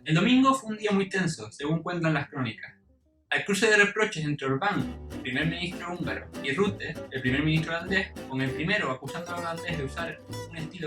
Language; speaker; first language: Spanish; native; Spanish